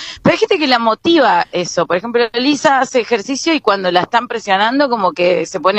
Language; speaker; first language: Spanish; native; Spanish